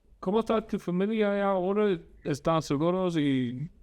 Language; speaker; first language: Spanish; non-native, fluent; English